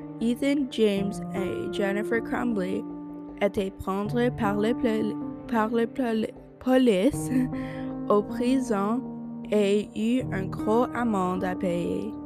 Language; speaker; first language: French; non-native, learner; English